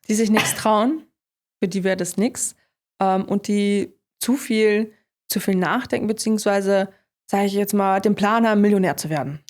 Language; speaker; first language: German; native; German